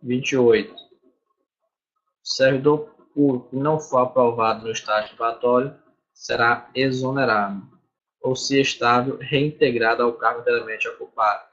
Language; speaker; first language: Portuguese; native; Portuguese